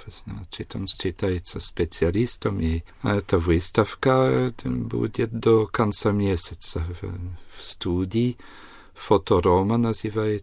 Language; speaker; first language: Russian; non-native, fluent; Italian